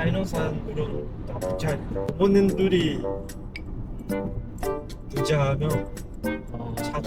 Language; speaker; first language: Korean; non-native, learner; Burmese